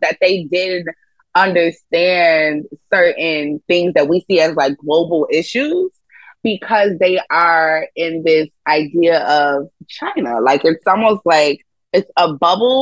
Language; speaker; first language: English; native; English